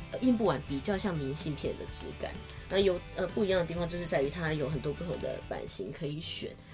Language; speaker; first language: Chinese; native; Chinese